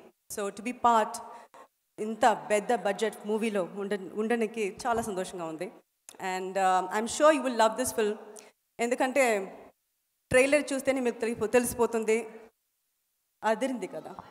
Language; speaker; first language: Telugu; non-native, local second language; Tamil